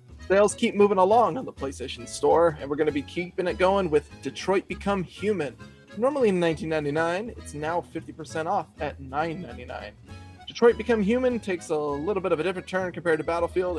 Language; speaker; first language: English; native; English